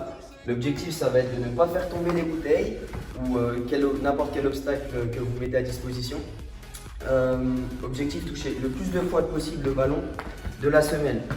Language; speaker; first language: French; native; French